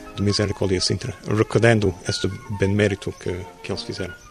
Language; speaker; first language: Portuguese; non-native, fluent; English